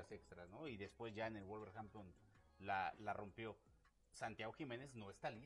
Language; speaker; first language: Spanish; native; Spanish